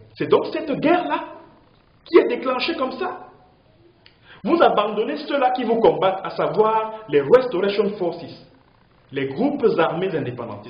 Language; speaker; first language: French; native; French